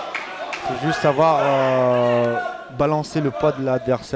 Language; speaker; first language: French; native; French